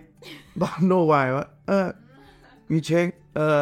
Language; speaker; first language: English; non-native, learner; Thai